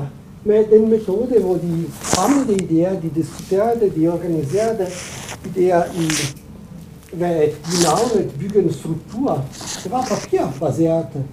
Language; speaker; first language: German; non-native, learner; Italian